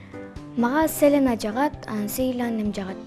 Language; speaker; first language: Kyrgyz; early bilingual, other home language; Turkish